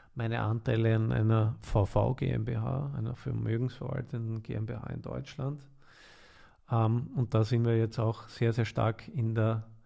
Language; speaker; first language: German; native; German